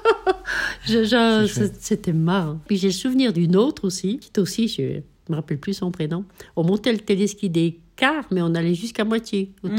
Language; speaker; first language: French; native; French